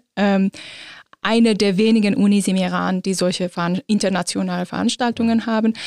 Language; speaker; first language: German; non-native, fluent; Azerbaijani